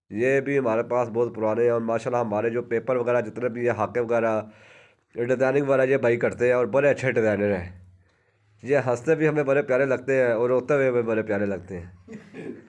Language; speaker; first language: Urdu; non-native, local second language; Punjabi